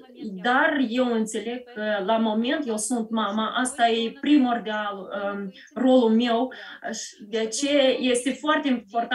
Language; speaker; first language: Romanian; early bilingual, heritage; Romanian